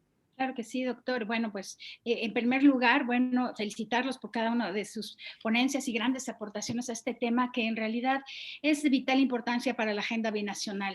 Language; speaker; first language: Spanish; native; Spanish